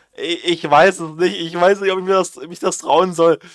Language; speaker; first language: German; native; German